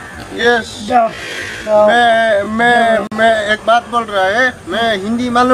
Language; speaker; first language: Hindi; non-native, learner; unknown